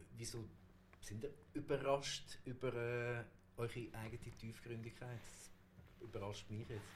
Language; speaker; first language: German; native; German